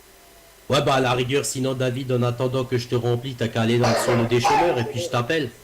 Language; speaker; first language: French; native; French